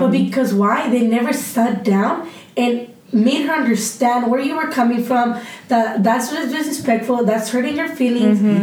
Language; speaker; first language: English; early bilingual, other home language; Spanish